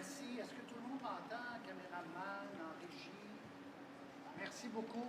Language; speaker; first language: French; native; French